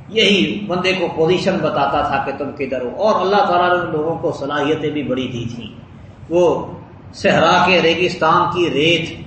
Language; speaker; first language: Urdu; non-native, local second language; Punjabi